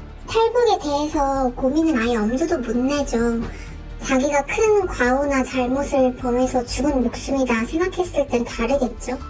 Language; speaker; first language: Korean; native; Korean